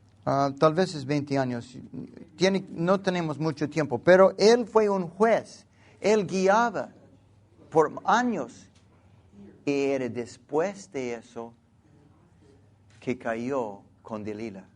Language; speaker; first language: Spanish; non-native, learner; English